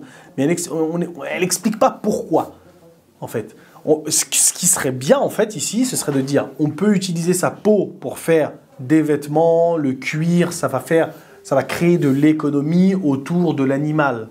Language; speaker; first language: French; native; French